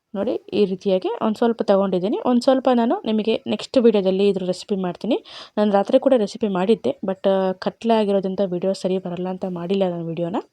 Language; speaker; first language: Kannada; non-native, local second language; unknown